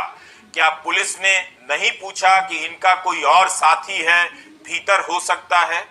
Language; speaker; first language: Hindi; native; Hindi